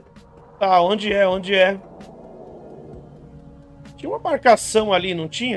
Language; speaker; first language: Portuguese; native; Portuguese